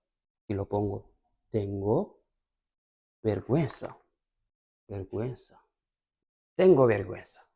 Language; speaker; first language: Spanish; non-native, fluent; Fula